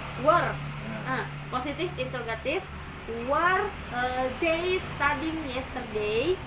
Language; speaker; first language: English; non-native, learner; Indonesian